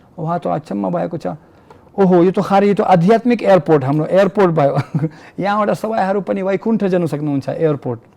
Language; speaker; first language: Nepali; non-native, fluent; Russian